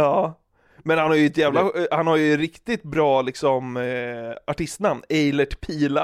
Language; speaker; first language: Swedish; native; Swedish